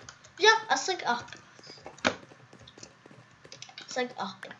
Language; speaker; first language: French; native; French